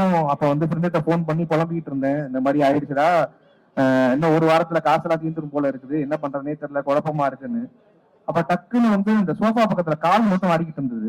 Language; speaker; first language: Tamil; native; Tamil